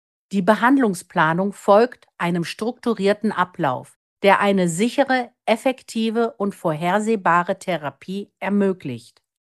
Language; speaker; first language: German; native; German